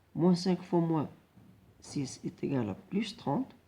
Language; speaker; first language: French; non-native, local second language; Arabic